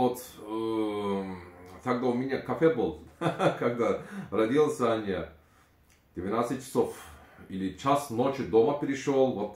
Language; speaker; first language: Russian; non-native, learner; Turkish